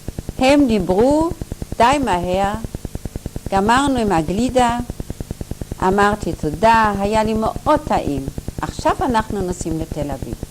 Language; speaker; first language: Hebrew; non-native, fluent; German